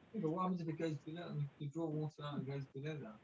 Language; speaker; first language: English; native; English